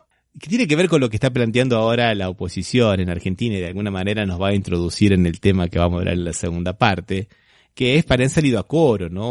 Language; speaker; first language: Spanish; native; Spanish